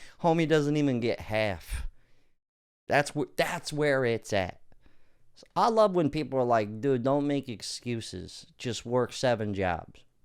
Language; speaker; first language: English; native; English